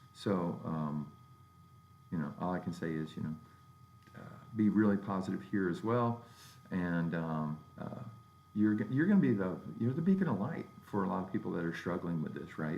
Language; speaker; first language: English; native; English